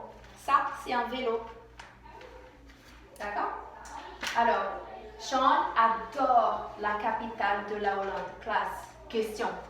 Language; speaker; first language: French; non-native, fluent; English